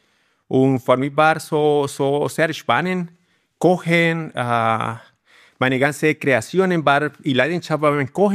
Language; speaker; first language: German; non-native, learner; Spanish